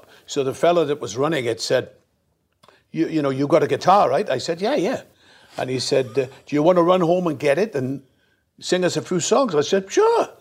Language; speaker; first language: English; native; English